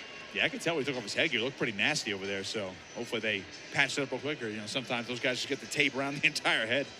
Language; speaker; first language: English; native; English